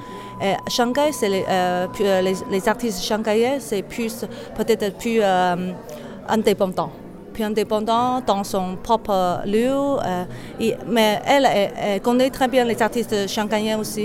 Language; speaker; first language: French; non-native, fluent; Chinese